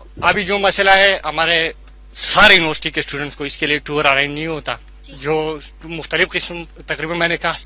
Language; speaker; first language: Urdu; non-native, local second language; Pashto